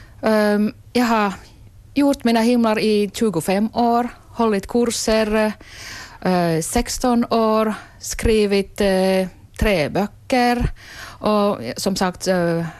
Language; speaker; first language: Swedish; non-native, local second language; Finnish